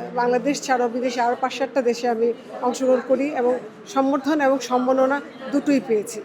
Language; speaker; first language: Bangla; native; Bangla